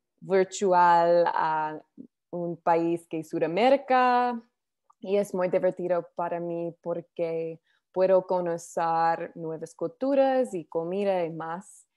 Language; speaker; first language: Spanish; non-native, learner; English